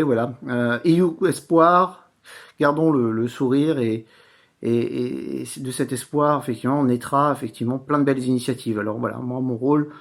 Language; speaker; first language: French; native; French